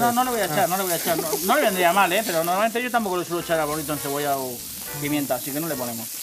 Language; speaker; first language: Spanish; native; Spanish